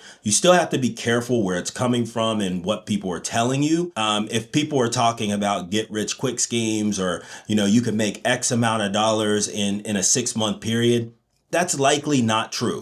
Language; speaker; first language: English; native; English